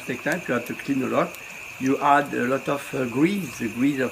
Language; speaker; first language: English; non-native, learner; French